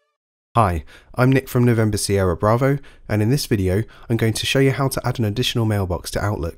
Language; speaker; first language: English; native; English